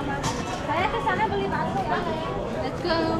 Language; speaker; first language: Indonesian; non-native, learner; English